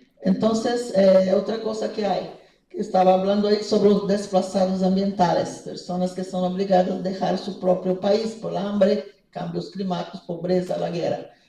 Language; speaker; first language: Spanish; non-native, fluent; Portuguese